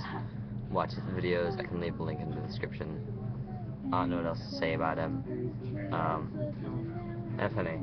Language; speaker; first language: English; native; English